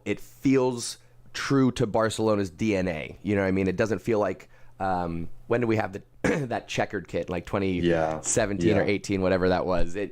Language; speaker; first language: English; native; English